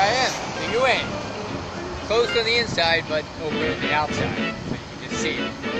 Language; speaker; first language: English; native; English